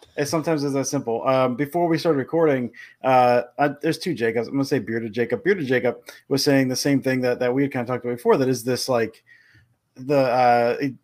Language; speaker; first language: English; native; English